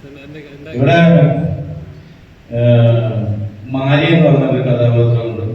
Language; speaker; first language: Malayalam; native; Malayalam